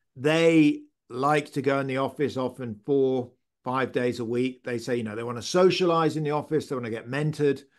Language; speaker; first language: English; native; English